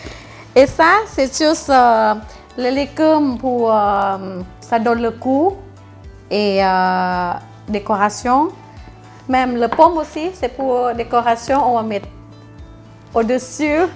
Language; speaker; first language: French; non-native, learner; Thai